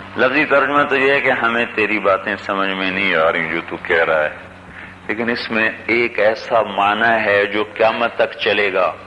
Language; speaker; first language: Urdu; non-native, local second language; Punjabi